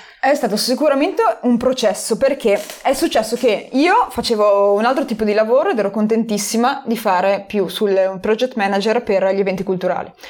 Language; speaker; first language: Italian; native; Italian